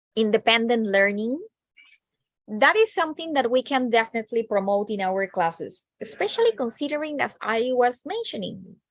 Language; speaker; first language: English; non-native, fluent; Spanish